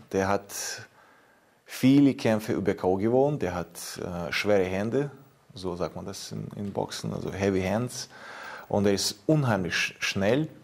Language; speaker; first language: German; non-native, fluent; Ukrainian